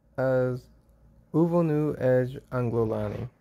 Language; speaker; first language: Hungarian; non-native, learner; English